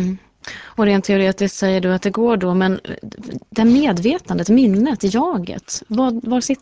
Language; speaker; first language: Swedish; native; Swedish